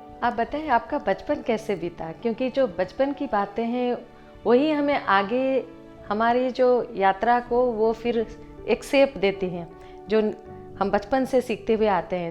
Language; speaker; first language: Hindi; native; Hindi